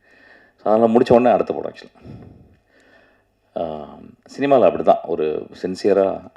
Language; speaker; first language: Tamil; native; Tamil